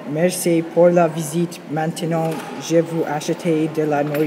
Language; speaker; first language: French; non-native, learner; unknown